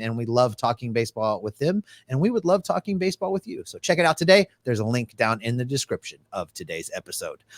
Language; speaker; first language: English; native; English